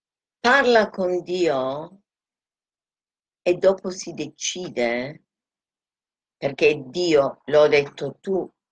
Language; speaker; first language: Italian; non-native, fluent; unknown